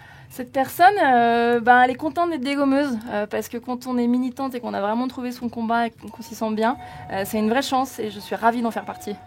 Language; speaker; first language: French; native; French